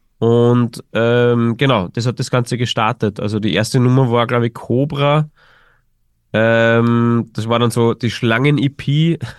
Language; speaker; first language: German; native; German